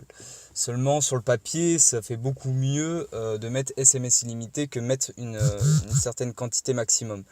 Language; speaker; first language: French; native; French